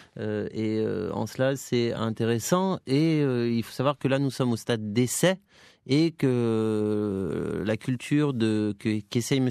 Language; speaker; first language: French; native; French